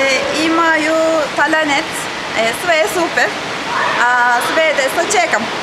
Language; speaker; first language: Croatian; non-native, learner; Turkish